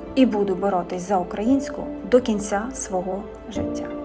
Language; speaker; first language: Ukrainian; non-native, local second language; Russian